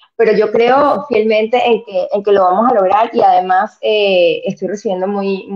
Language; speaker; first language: Spanish; native; Spanish